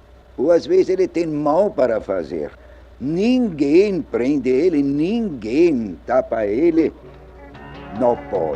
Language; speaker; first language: Portuguese; non-native, learner; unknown